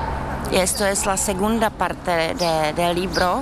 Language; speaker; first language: Spanish; non-native, fluent; Czech